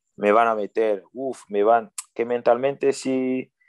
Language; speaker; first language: Spanish; early bilingual, other home language; French